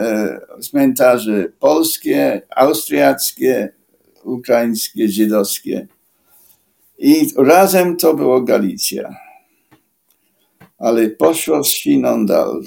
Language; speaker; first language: Polish; non-native, fluent; English